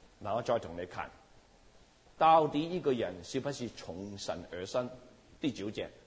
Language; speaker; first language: Chinese; non-native, local second language; Cantonese